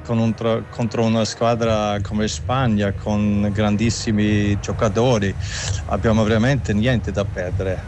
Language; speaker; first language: Italian; non-native, learner; German